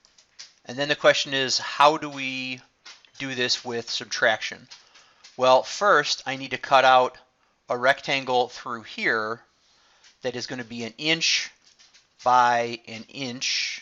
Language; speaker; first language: English; native; English